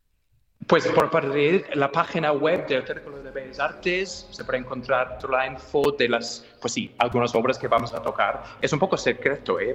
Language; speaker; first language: Spanish; non-native, fluent; English